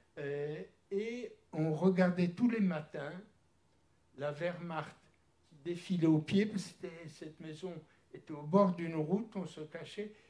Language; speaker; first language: French; early bilingual, other home language; Yiddish